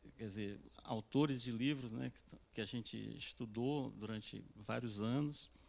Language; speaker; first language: Portuguese; native; Portuguese